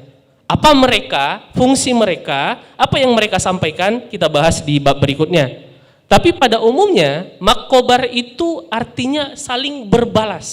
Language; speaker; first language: Indonesian; non-native, local second language; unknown